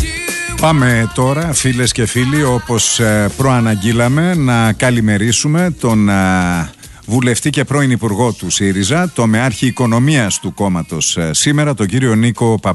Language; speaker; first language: Greek; native; Greek